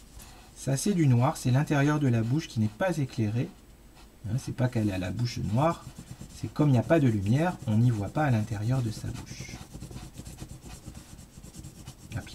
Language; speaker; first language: French; native; French